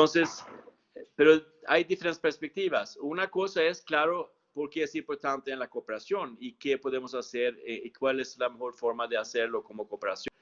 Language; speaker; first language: Spanish; non-native, fluent; Swedish